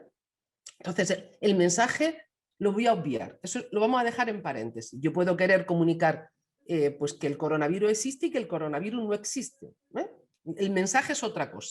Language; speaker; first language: Spanish; native; Spanish